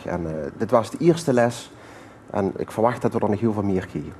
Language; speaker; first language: Dutch; non-native, local second language; Limburgish